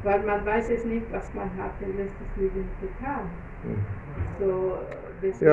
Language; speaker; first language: German; non-native, fluent; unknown